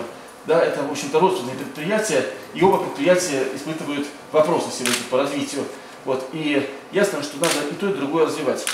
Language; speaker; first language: Russian; native; Russian